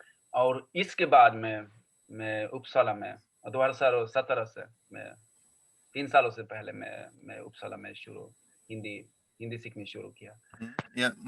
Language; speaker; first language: Hindi; non-native, learner; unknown